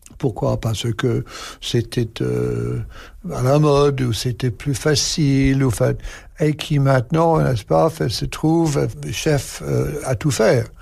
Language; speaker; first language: French; non-native, fluent; English